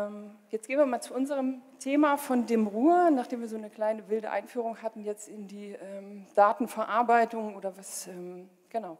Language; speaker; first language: German; native; German